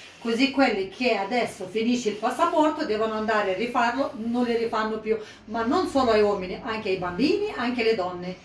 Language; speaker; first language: Italian; non-native, fluent; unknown